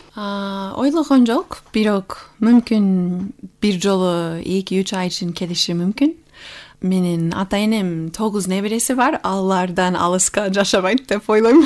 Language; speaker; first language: Kyrgyz; non-native, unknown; English